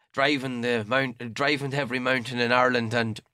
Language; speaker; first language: English; native; English